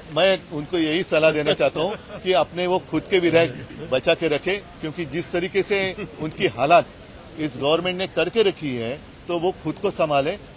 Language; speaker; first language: Hindi; non-native, local second language; Marathi